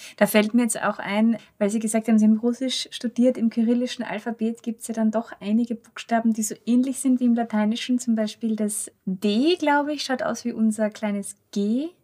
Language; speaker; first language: German; native; German